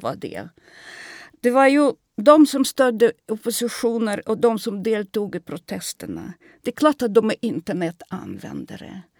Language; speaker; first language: Swedish; non-native, fluent; Russian